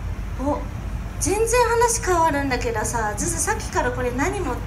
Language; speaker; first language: Japanese; native; Japanese